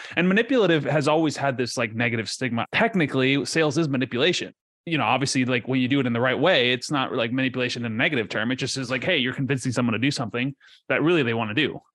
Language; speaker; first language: English; early bilingual, other home language; Spanish